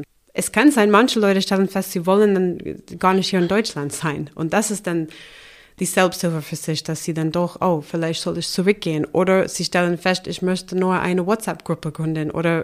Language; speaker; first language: German; non-native, fluent; English